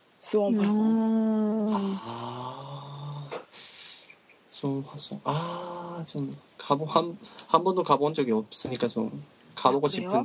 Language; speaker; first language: Korean; non-native, learner; Japanese